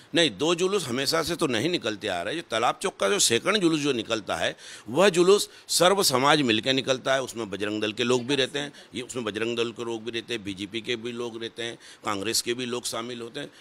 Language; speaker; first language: Hindi; native; Hindi